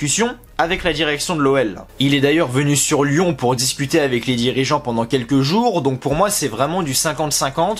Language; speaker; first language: French; native; French